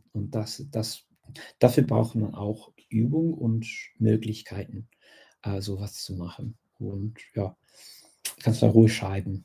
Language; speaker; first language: German; non-native, fluent; English